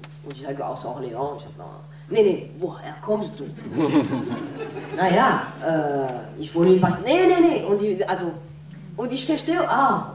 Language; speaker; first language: German; non-native, learner; French